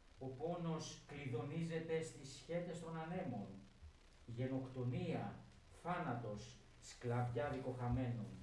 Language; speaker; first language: Greek; native; Greek